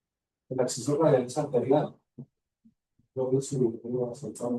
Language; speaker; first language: Spanish; native; Spanish